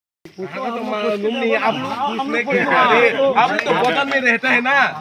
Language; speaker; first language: Hindi; non-native, local second language; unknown